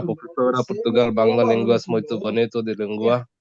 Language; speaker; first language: Portuguese; non-native, learner; Bangla